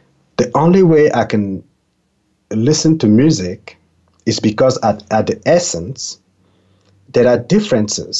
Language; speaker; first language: English; non-native, local second language; French